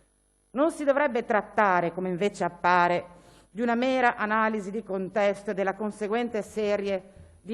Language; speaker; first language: Italian; native; Italian